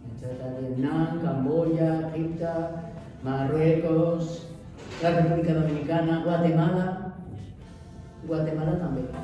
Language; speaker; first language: Catalan; non-native, local second language; Spanish